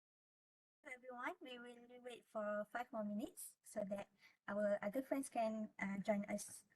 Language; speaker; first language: English; non-native, local second language; Malay